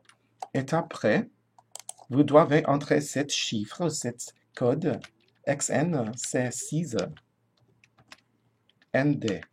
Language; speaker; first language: French; non-native, fluent; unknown